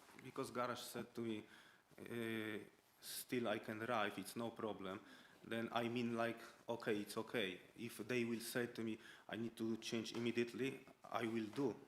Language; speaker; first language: English; non-native, learner; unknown